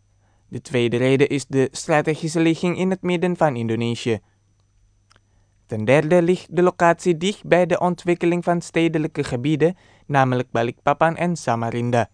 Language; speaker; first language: Dutch; non-native, fluent; Indonesian